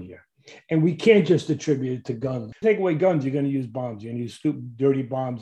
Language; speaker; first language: English; native; English